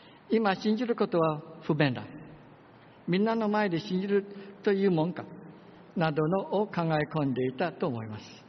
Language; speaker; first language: Japanese; non-native, fluent; English